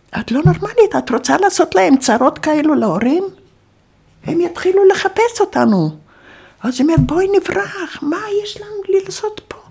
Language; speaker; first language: Hebrew; early bilingual, other home language; Yiddish